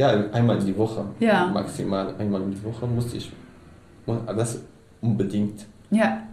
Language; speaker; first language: German; non-native, learner; Arabic